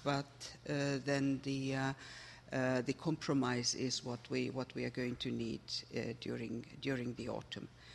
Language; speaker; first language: English; non-native, fluent; Finnish